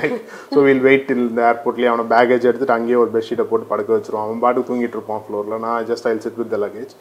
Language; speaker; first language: Tamil; native; Tamil